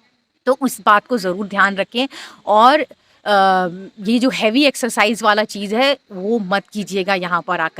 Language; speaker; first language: Hindi; native; Hindi